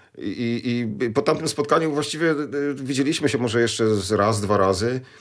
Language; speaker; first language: Polish; native; Polish